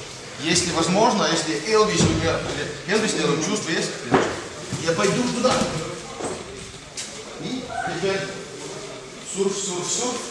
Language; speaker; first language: Russian; non-native, learner; Estonian